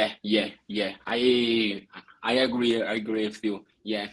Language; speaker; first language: English; non-native, learner; Portuguese